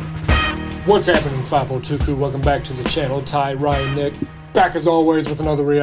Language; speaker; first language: English; native; English